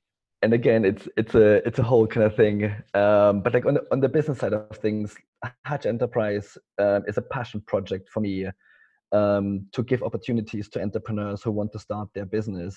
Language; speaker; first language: English; non-native, fluent; German